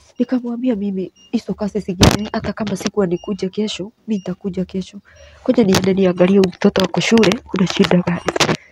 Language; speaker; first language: Swahili; non-native, local second language; Kikuyu